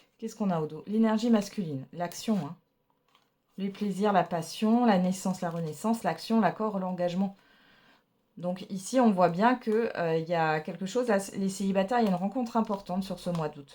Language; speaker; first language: French; native; French